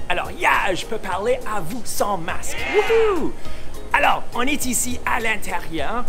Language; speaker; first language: French; non-native, learner; English